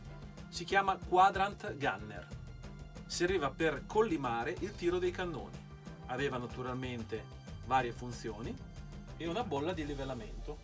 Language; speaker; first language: Italian; native; Italian